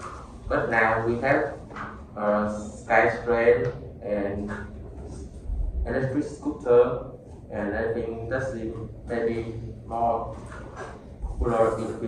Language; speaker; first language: English; non-native, learner; Vietnamese